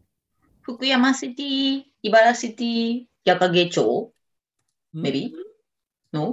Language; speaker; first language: English; non-native, learner; Japanese